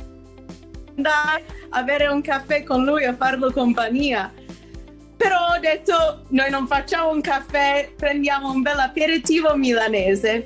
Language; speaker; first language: Italian; non-native, fluent; English